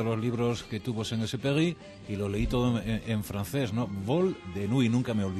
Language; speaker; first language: Spanish; native; Spanish